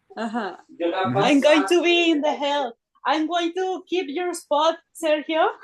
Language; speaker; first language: English; non-native, learner; Spanish